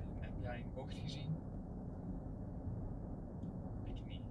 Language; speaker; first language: Dutch; non-native, learner; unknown